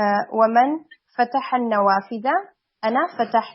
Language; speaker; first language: Arabic; non-native, fluent; Urdu